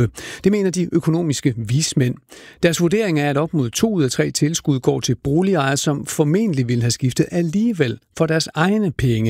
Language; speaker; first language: Danish; native; Danish